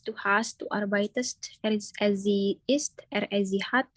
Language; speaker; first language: German; non-native, learner; Indonesian